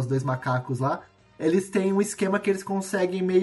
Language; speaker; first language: Portuguese; native; Portuguese